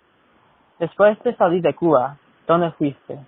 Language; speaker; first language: Spanish; early bilingual, heritage; Spanish